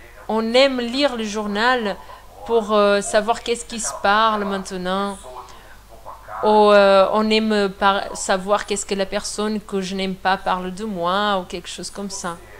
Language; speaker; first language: French; non-native, fluent; Portuguese